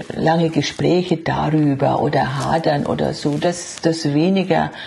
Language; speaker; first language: German; native; German